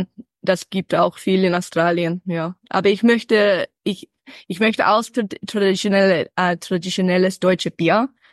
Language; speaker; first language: German; early bilingual, heritage; English